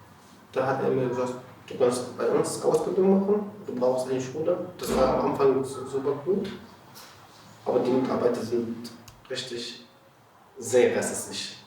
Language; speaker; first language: German; non-native, learner; Arabic